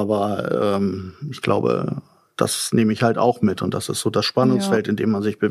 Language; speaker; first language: German; native; German